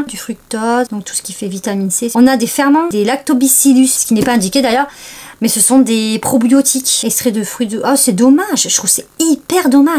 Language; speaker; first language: French; native; French